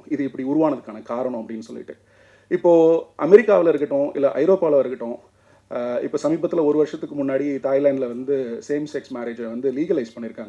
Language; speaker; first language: Tamil; native; Tamil